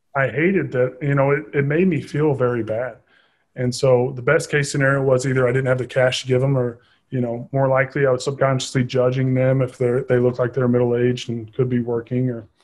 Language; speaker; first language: English; native; English